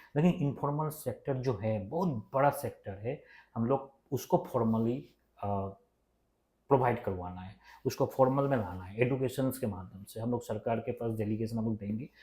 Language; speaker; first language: Hindi; non-native, local second language; Bangla